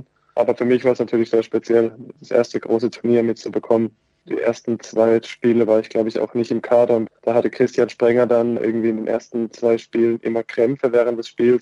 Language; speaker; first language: German; native; German